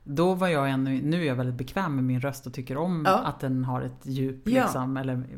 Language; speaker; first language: Swedish; native; Swedish